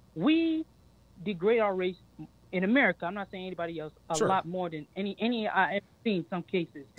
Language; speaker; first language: English; native; English